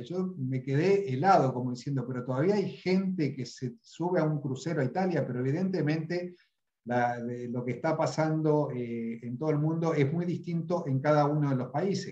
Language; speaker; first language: Spanish; native; Spanish